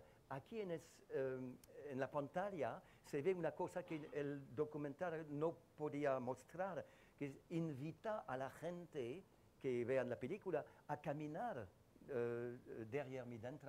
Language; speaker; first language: Spanish; non-native, fluent; French